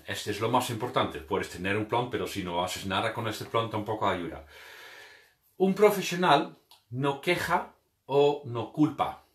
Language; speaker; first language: Spanish; non-native, fluent; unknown